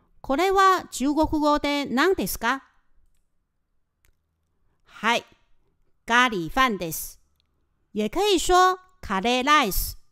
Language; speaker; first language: Japanese; non-native, fluent; Chinese